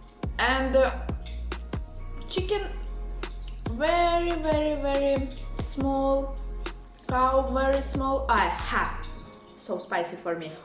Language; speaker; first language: English; non-native, learner; Russian